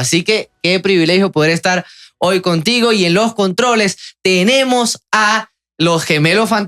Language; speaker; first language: Spanish; native; Spanish